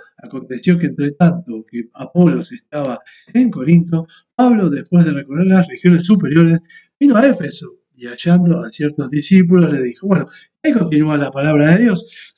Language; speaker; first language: Spanish; native; Spanish